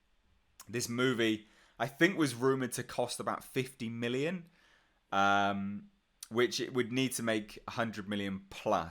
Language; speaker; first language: English; native; English